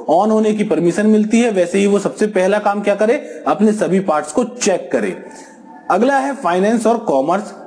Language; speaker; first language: Hindi; non-native, local second language; Punjabi